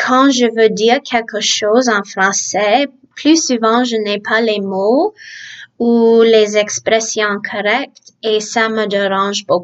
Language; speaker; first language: French; early bilingual, other home language; Czech